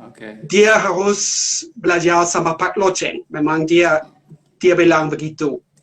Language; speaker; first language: Indonesian; non-native, learner; German